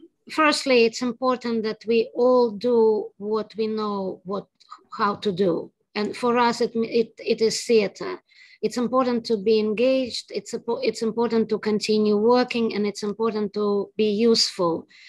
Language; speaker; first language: English; non-native, fluent; Ukrainian